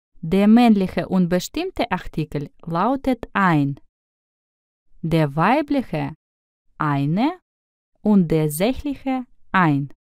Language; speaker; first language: German; non-native, fluent; Russian